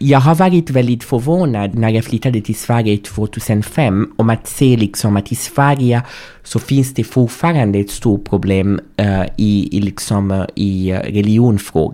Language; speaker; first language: Swedish; non-native, fluent; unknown